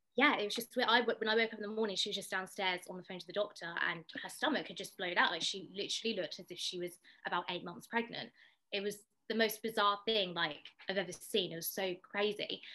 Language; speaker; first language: English; native; English